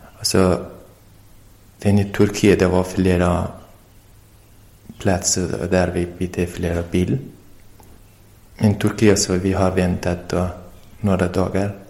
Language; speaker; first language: Swedish; non-native, learner; Persian